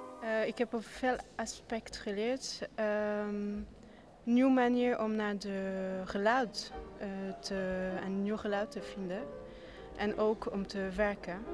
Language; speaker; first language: Dutch; non-native, learner; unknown